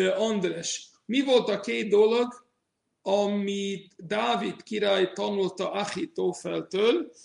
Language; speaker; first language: Hungarian; non-native, fluent; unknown